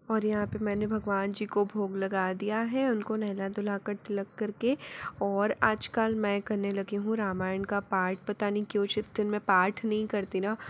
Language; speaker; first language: Hindi; native; Hindi